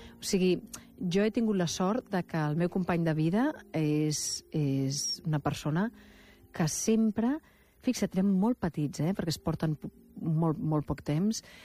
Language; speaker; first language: Catalan; non-native, local second language; Spanish